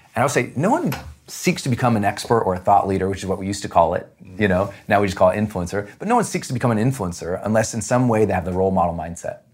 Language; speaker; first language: English; native; English